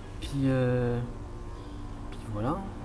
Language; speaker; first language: French; native; French